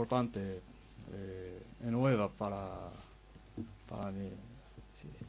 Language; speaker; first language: Spanish; non-native, learner; Arabic